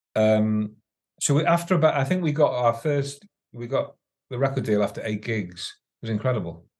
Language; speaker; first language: English; native; English